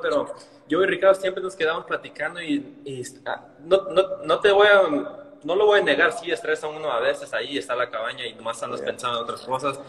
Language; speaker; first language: Spanish; early bilingual, heritage; Spanish